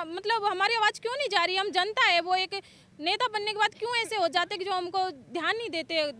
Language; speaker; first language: Hindi; native; Hindi